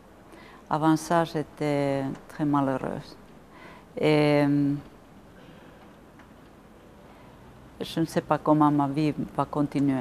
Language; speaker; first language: French; non-native, fluent; Finnish